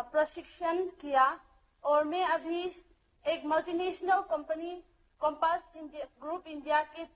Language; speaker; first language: Hindi; non-native, local second language; Manipuri